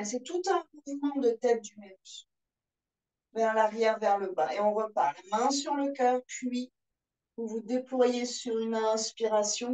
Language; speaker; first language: French; native; French